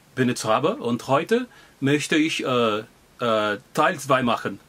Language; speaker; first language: German; non-native, fluent; Portuguese